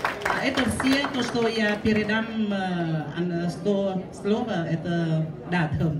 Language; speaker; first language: Russian; non-native, learner; Vietnamese